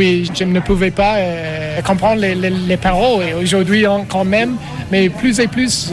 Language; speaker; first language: French; non-native, fluent; English